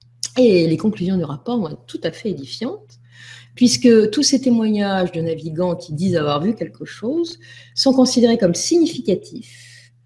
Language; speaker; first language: French; native; French